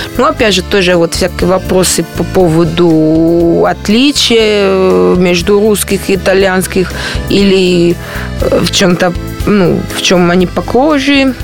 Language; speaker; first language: Russian; non-native, fluent; Italian